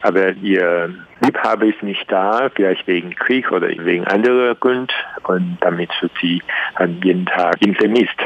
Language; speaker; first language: German; non-native, learner; Chinese